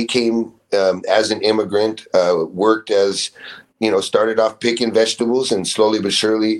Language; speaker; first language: English; native; English